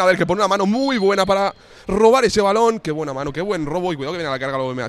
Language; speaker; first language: Spanish; native; Spanish